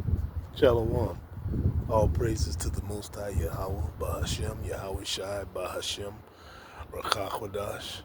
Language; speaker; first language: English; native; English